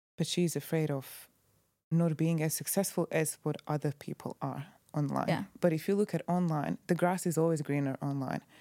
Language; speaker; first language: English; non-native, fluent; Croatian